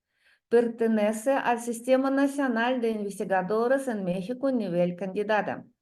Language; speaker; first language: Spanish; non-native, learner; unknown